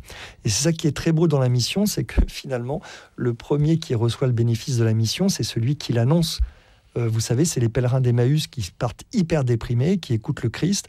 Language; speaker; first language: French; native; French